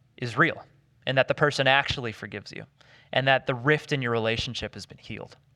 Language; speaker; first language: English; native; English